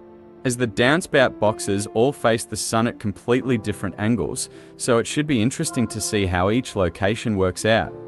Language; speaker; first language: English; native; English